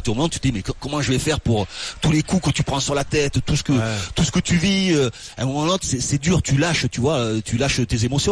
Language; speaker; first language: French; native; French